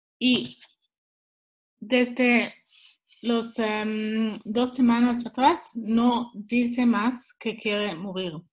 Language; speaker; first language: Spanish; non-native, learner; Swiss German